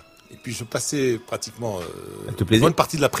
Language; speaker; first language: French; non-native, local second language; Arabic